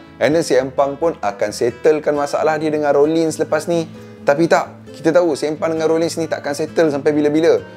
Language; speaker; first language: Malay; native; Malay